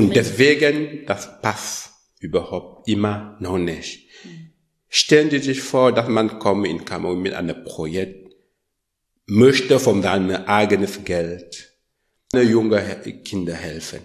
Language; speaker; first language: German; non-native, learner; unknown